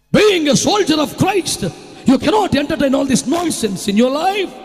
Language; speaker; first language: English; non-native, local second language; Telugu